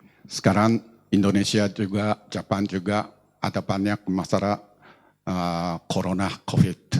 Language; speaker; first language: Indonesian; non-native, learner; Japanese